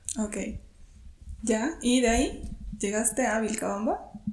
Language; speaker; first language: Spanish; native; Spanish